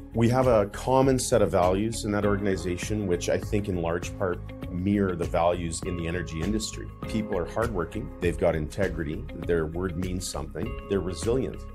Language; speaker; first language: English; native; English